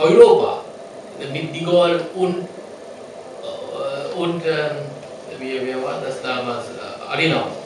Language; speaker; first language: German; non-native, learner; Sinhala